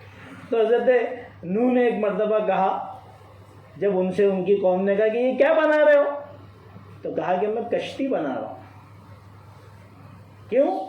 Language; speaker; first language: Urdu; native; Urdu